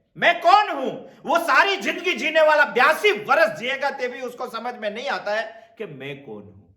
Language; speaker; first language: Hindi; non-native, local second language; Gujarati